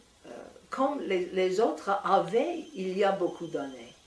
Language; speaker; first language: French; non-native, fluent; English